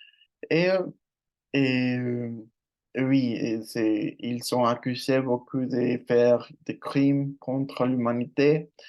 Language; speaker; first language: French; non-native, learner; Spanish